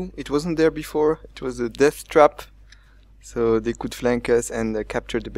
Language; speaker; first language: English; non-native, fluent; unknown